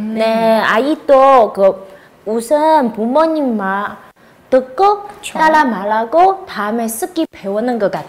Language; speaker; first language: Korean; non-native, fluent; Chinese